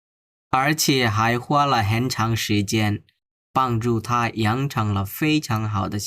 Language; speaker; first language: Chinese; non-native, fluent; Bangla